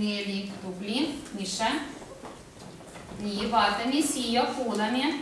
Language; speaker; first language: Estonian; non-native, local second language; Russian